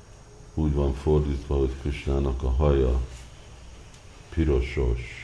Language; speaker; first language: Hungarian; early bilingual, heritage; Hungarian